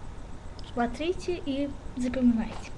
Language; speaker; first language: Russian; non-native, learner; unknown